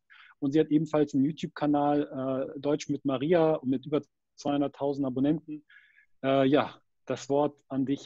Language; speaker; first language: German; native; German